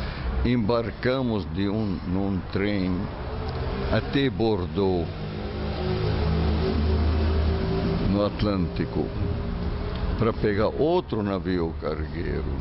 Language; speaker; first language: Portuguese; non-native, fluent; Arabic